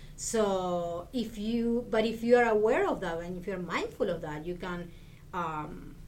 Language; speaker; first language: English; non-native, fluent; Spanish